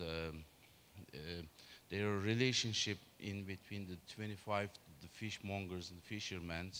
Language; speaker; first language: English; non-native, learner; Turkish